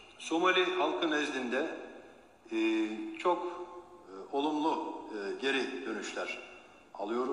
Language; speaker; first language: Turkish; native; Turkish